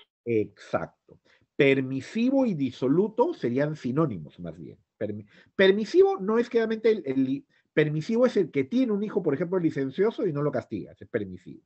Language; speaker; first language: Spanish; native; Spanish